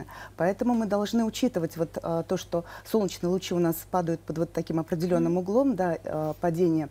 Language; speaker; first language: Russian; native; Russian